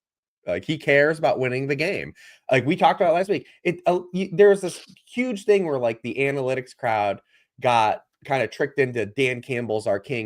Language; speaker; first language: English; native; English